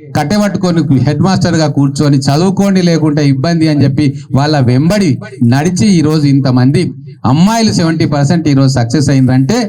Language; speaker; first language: Telugu; native; Telugu